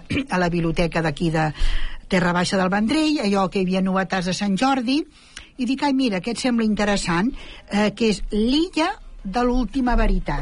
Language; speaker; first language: Catalan; native; Catalan